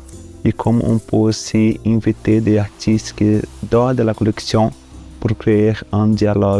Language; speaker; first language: French; non-native, fluent; Portuguese